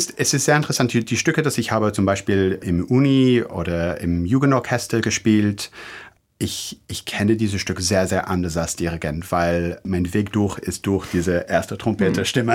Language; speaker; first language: German; non-native, fluent; English